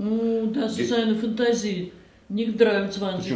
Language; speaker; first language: German; non-native, learner; Russian